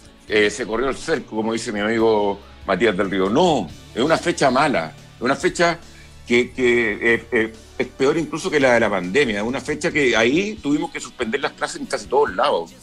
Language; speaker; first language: Spanish; native; Spanish